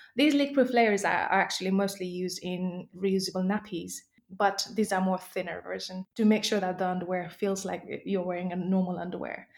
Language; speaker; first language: English; non-native, local second language; Nepali